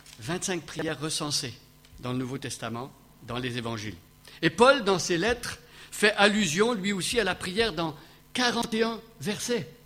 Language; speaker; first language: French; native; French